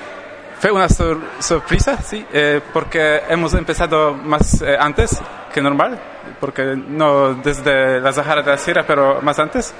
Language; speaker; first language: Spanish; non-native, learner; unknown